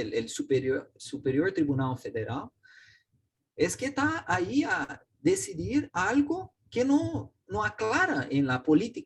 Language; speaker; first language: Spanish; non-native, learner; Portuguese